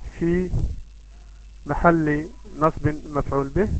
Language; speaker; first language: Arabic; non-native, learner; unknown